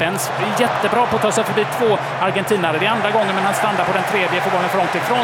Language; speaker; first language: Swedish; native; Swedish